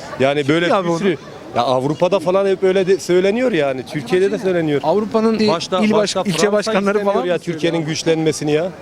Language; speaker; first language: Turkish; early bilingual, heritage; Turkish